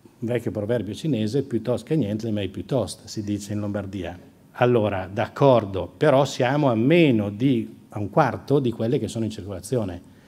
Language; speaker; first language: Italian; native; Italian